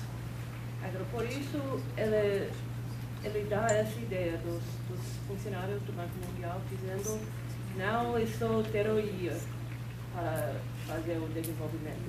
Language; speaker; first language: Portuguese; non-native, fluent; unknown